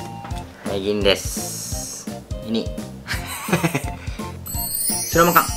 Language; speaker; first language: Indonesian; non-native, fluent; Japanese